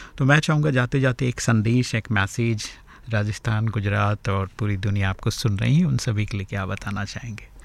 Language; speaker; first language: Hindi; native; Hindi